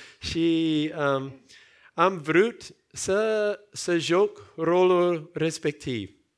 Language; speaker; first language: Romanian; non-native, fluent; English